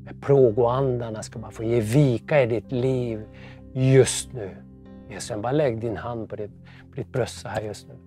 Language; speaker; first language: Swedish; native; Swedish